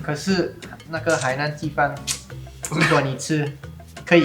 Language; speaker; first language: Chinese; non-native, learner; English